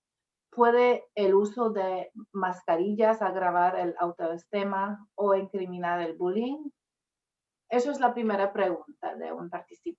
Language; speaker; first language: Spanish; non-native, fluent; English